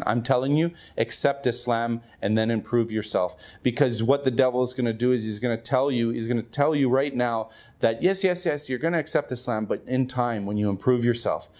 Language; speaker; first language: English; native; English